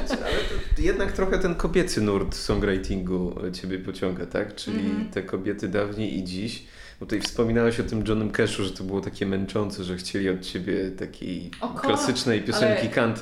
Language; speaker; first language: Polish; native; Polish